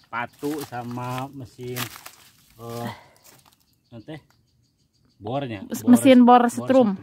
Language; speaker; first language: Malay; non-native, local second language; Sundanese